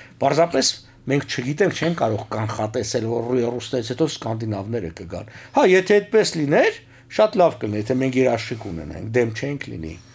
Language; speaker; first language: Armenian; native; Armenian